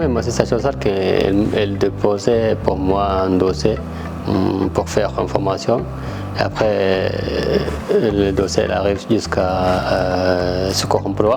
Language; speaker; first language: French; non-native, learner; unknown